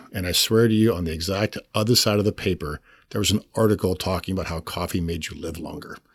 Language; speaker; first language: English; native; English